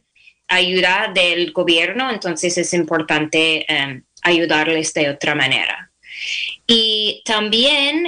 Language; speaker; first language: Spanish; non-native, fluent; English